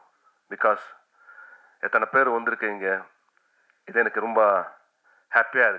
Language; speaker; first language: Tamil; non-native, learner; Kannada